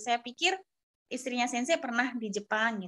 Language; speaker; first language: Indonesian; native; Indonesian